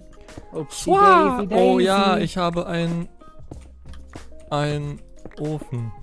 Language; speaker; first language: German; native; German